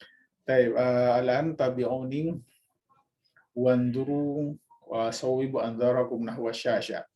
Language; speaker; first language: Arabic; non-native, fluent; Indonesian